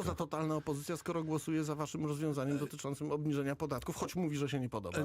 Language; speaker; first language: Polish; native; Polish